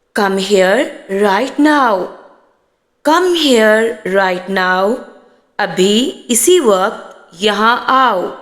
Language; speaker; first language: Urdu; native; Urdu